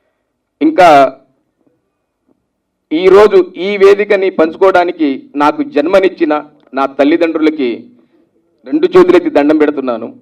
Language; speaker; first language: Telugu; native; Telugu